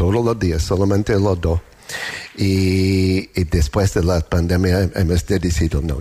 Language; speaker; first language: Spanish; non-native, learner; English